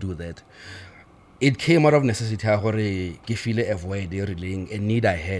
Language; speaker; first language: English; non-native, local second language; Tswana